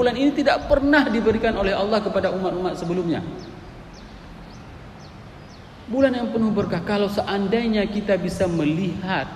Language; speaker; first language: Indonesian; native; Indonesian